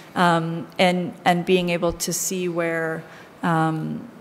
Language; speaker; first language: English; native; English